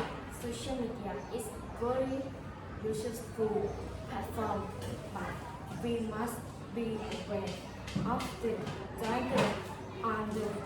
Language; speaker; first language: English; non-native, learner; Thai